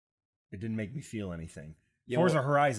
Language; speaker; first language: English; native; English